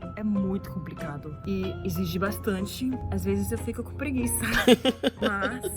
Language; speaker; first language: Portuguese; non-native, fluent; English